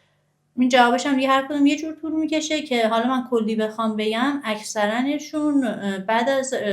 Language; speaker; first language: Persian; native; Persian